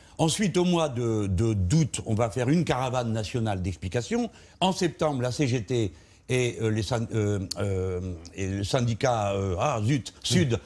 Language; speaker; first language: French; native; French